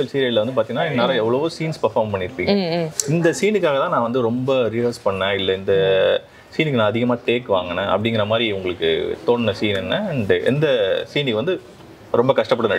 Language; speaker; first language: Tamil; native; Tamil